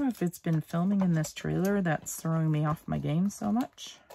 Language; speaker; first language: English; native; English